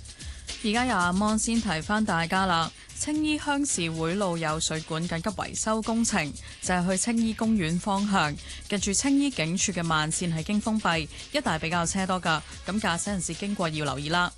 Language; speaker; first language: Cantonese; native; Cantonese